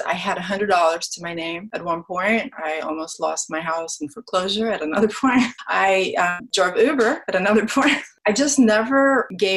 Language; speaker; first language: English; early bilingual, other home language; Ukrainian